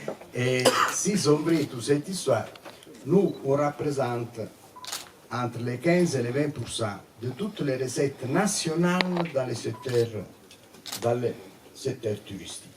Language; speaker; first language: French; non-native, fluent; Italian